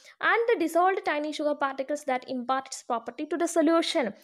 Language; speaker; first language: English; non-native, local second language; Malayalam